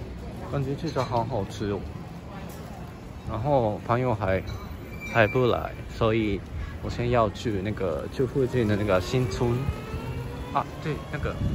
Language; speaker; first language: Chinese; non-native, fluent; Japanese